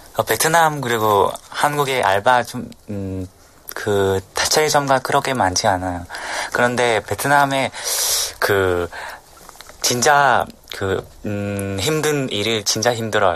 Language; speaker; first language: Korean; non-native, learner; Vietnamese